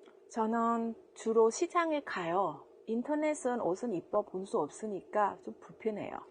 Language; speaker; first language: Korean; non-native, fluent; Vietnamese